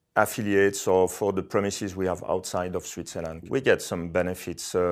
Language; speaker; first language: English; non-native, fluent; French